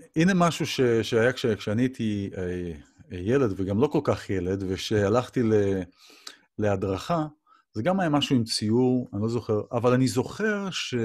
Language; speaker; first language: Hebrew; native; Hebrew